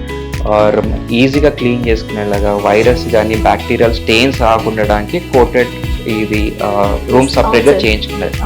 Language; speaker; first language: Telugu; native; Telugu